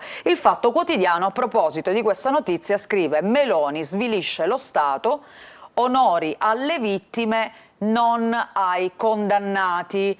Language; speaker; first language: Italian; native; Italian